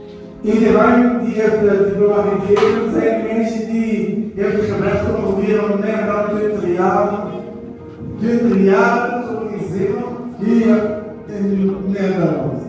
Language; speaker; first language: Dutch; non-native, learner; Lingala